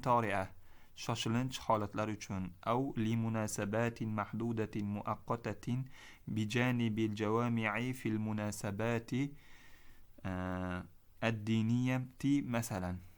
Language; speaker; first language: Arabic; non-native, fluent; Uzbek